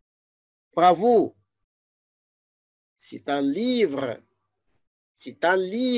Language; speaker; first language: French; non-native, fluent; Arabic